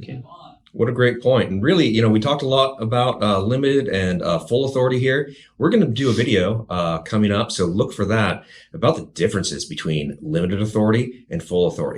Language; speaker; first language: English; native; English